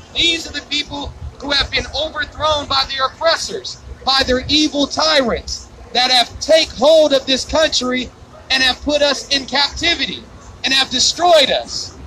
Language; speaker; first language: English; native; English